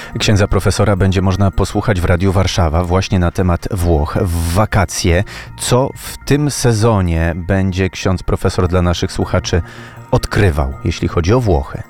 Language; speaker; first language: Polish; native; Polish